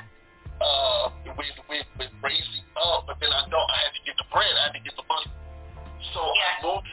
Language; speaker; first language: English; native; English